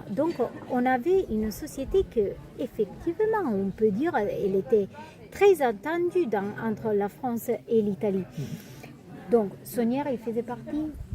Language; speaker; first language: French; non-native, fluent; Italian